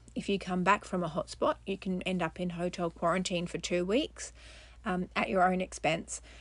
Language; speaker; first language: English; native; English